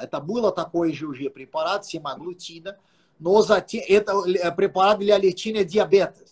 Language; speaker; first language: Russian; non-native, fluent; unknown